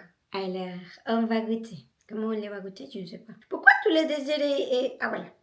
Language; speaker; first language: French; non-native, learner; Spanish